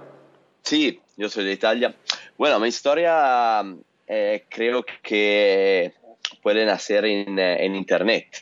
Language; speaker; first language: Spanish; non-native, learner; Italian